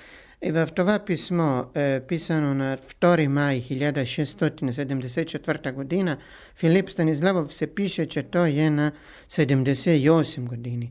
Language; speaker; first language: Bulgarian; non-native, fluent; Italian